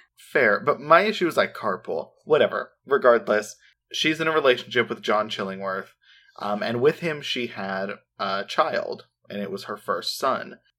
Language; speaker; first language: English; native; English